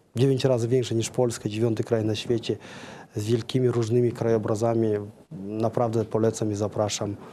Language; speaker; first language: Polish; non-native, fluent; Kazakh